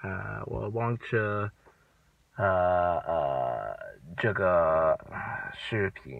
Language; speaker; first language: Chinese; non-native, learner; English